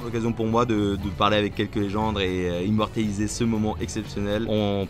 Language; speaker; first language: French; native; French